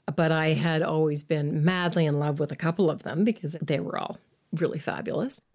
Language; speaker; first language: English; native; English